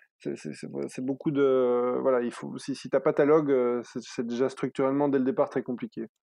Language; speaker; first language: French; native; French